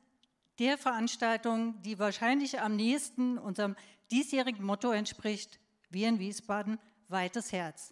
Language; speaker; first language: German; native; German